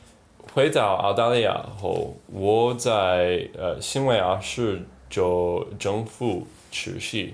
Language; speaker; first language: Chinese; non-native, learner; English